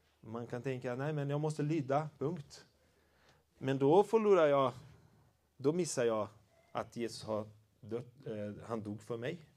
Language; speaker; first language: Swedish; non-native, fluent; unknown